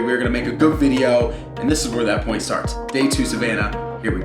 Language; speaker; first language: English; native; English